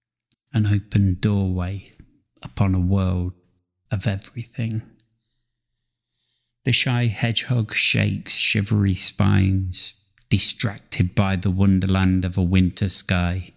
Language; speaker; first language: English; native; English